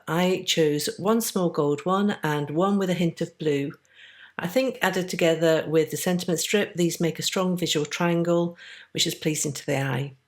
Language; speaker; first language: English; native; English